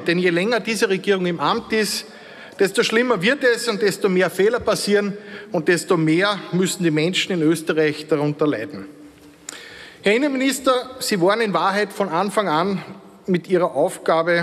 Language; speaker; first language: German; native; German